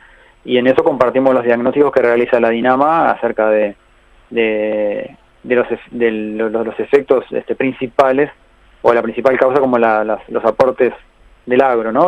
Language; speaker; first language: Spanish; native; Spanish